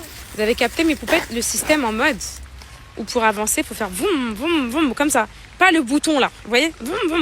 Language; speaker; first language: French; native; French